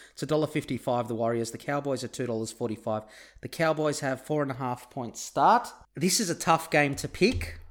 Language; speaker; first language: English; early bilingual, other home language; Turkish